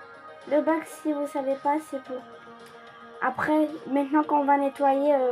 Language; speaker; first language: French; early bilingual, other home language; Polish